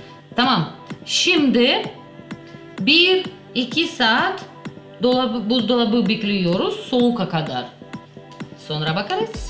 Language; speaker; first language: Turkish; non-native, learner; Russian